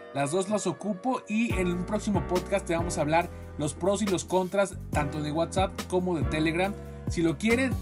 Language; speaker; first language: Spanish; native; Spanish